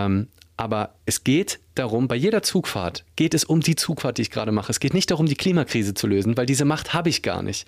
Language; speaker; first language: German; native; German